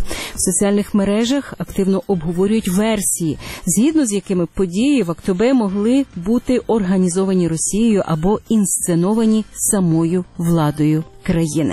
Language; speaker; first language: Ukrainian; native; Ukrainian